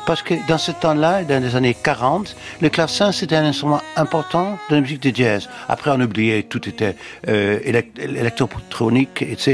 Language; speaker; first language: French; non-native, fluent; Dutch